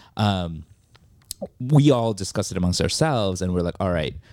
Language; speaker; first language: English; native; English